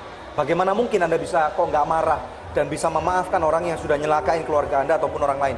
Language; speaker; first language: Indonesian; native; Indonesian